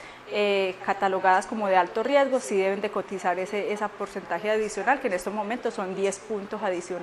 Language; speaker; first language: Spanish; native; Spanish